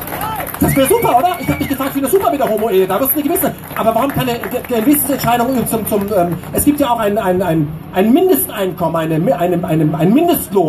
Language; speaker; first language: German; native; German